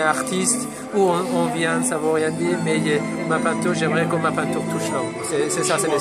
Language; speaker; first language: French; non-native, fluent; Persian